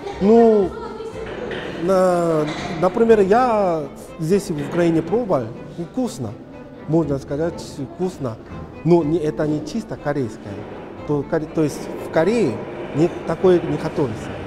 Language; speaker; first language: Russian; non-native, learner; Korean